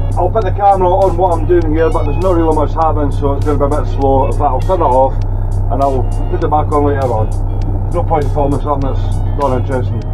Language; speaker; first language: English; native; English